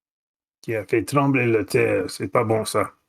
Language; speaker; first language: French; non-native, fluent; English